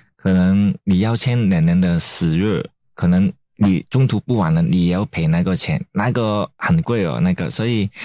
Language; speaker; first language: Chinese; non-native, fluent; Cantonese